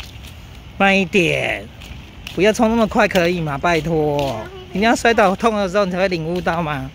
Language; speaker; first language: Chinese; native; Chinese